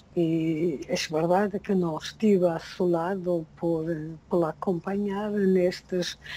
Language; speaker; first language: Spanish; non-native, learner; Portuguese